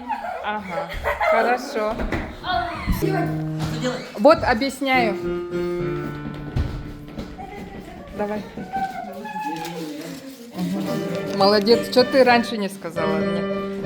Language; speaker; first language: Russian; native; Russian